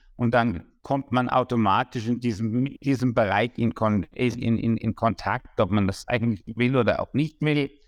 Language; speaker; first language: German; native; German